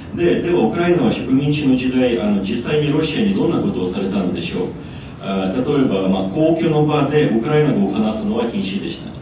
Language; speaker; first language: Japanese; non-native, fluent; Ukrainian